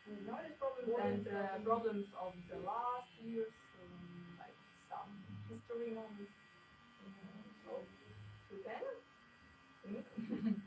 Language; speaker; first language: English; non-native, learner; Ukrainian